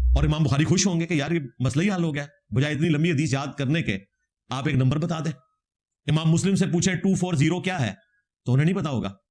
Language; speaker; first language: Urdu; native; Urdu